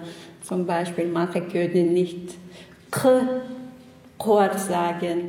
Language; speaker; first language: German; non-native, learner; Chechen